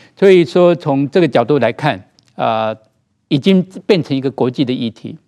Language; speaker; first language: Chinese; native; Chinese